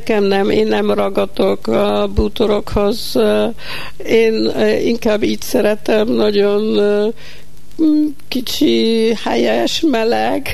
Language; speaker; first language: Hungarian; early bilingual, heritage; Hungarian